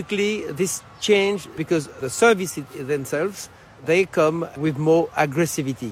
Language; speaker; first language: English; non-native, fluent; French